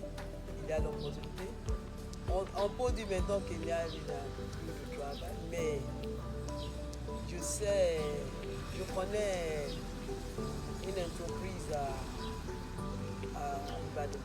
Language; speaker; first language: French; non-native, fluent; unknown